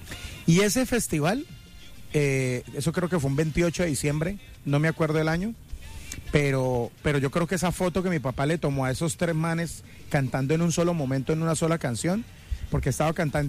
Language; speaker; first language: Spanish; native; Spanish